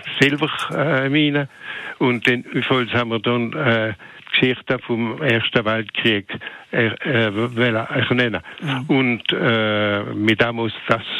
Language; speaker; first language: German; non-native, local second language; French